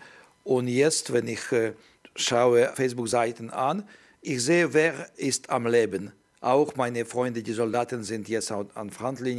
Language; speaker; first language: German; non-native, learner; Ukrainian